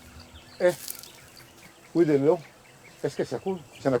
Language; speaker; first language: French; non-native, learner; Hebrew